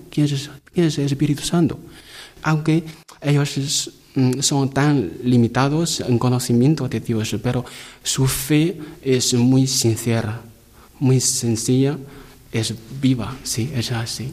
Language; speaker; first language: Spanish; non-native, learner; Chinese